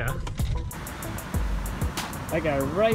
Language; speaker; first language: English; native; English